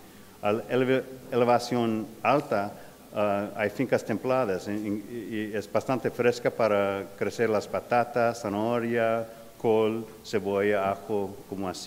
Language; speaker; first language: Spanish; non-native, fluent; English